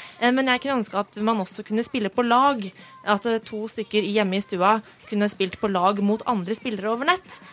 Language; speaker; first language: Norwegian; native; Norwegian